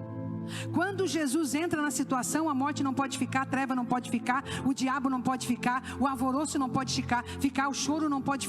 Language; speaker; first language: Portuguese; native; Portuguese